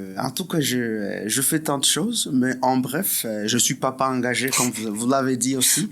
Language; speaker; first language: French; non-native, local second language; Swahili